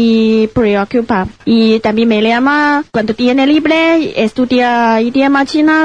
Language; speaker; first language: Spanish; non-native, learner; Chinese